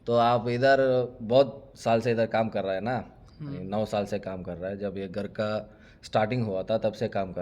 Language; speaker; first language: Hindi; non-native, local second language; Telugu